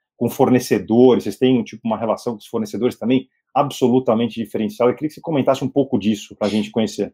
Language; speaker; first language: Portuguese; native; Portuguese